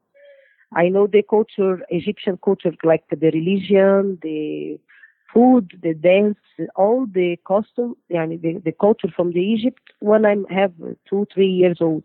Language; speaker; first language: English; non-native, learner; Portuguese